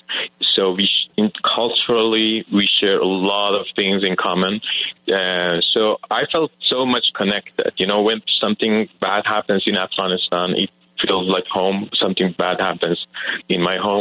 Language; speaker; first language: English; non-native, fluent; Persian